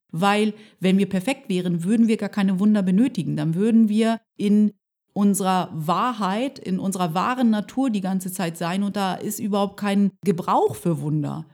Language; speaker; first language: German; early bilingual, other home language; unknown